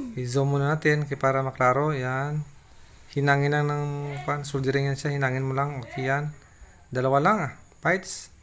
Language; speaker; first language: Filipino; non-native, local second language; Hiligaynon